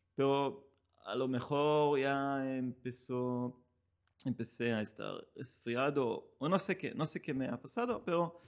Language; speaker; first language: Spanish; non-native, fluent; Hebrew